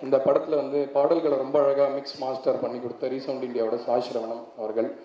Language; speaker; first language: Tamil; native; Tamil